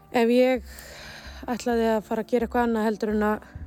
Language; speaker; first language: Icelandic; native; Icelandic